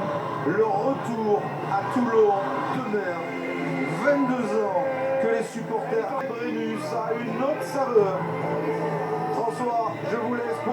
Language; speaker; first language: French; native; French